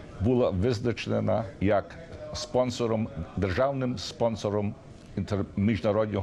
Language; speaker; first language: Ukrainian; early bilingual, heritage; Ukrainian